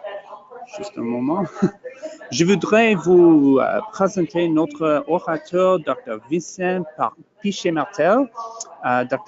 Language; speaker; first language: French; non-native, learner; English